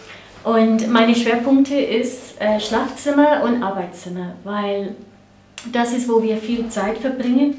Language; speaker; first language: German; non-native, fluent; English